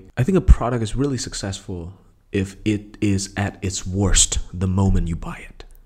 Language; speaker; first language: English; non-native, fluent; Vietnamese